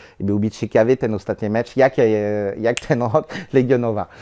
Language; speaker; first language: Polish; non-native, learner; French